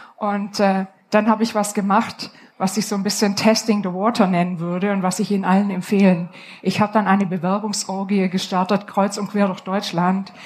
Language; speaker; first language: German; native; German